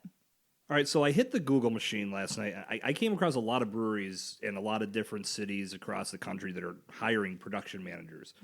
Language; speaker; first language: English; native; English